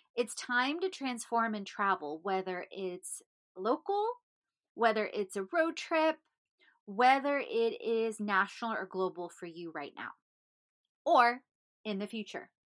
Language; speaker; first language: English; early bilingual, other home language; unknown